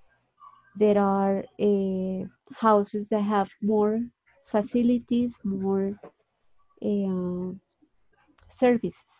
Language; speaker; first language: English; non-native, fluent; Spanish